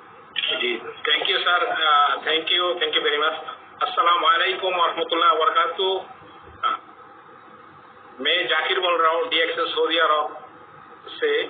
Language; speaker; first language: Hindi; non-native, fluent; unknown